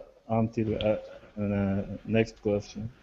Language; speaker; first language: English; non-native, learner; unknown